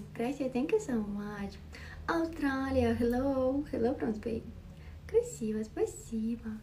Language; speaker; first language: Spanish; non-native, learner; Russian